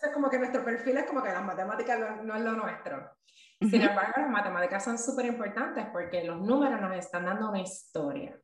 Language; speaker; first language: Spanish; native; Spanish